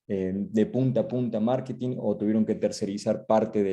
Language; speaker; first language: Spanish; native; Spanish